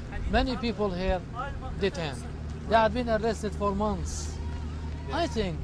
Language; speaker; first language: English; non-native, fluent; Arabic